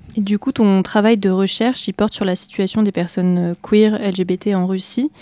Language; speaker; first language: French; native; French